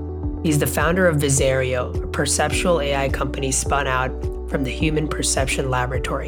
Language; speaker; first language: English; non-native, local second language; Bangla